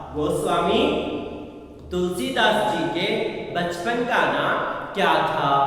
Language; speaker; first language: Hindi; non-native, local second language; Kannada